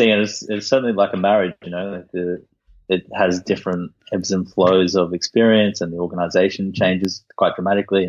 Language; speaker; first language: English; native; English